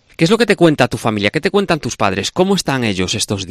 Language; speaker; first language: Spanish; native; Spanish